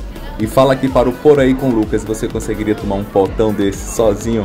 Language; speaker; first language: Portuguese; native; Portuguese